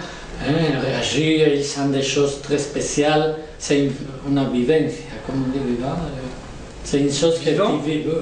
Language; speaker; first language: French; non-native, learner; Spanish